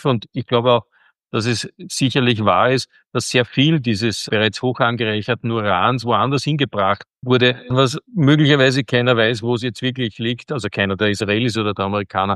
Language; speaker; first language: German; native; German